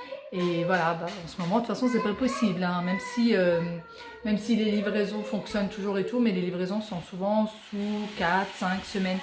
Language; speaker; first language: French; native; French